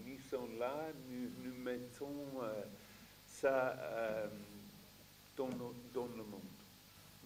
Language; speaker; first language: French; non-native, fluent; English